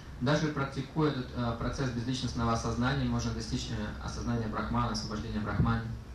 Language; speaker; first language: Russian; native; Russian